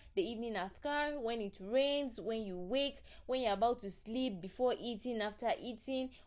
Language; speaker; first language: English; non-native, local second language; Yoruba